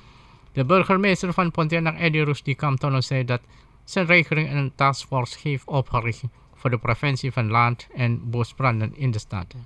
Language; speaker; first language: Dutch; non-native, fluent; Indonesian